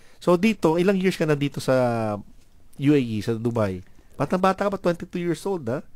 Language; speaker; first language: Filipino; native; Filipino